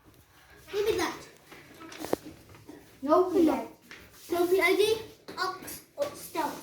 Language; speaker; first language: English; non-native, learner; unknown